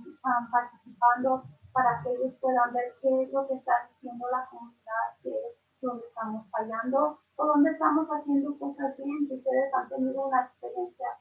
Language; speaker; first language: Spanish; early bilingual, other home language; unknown